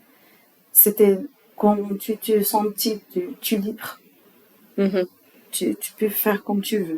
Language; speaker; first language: French; non-native, learner; Arabic